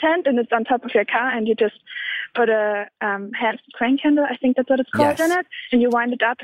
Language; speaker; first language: English; non-native, fluent; German